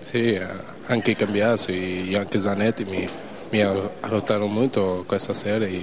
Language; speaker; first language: Italian; non-native, learner; Spanish